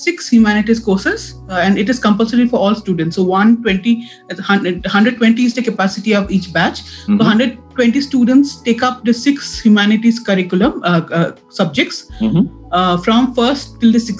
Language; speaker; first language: English; non-native, local second language; Assamese